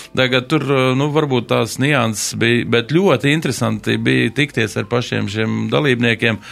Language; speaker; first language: Latvian; native; Latvian